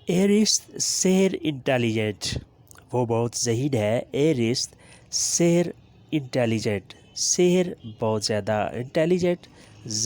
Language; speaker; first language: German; non-native, learner; Urdu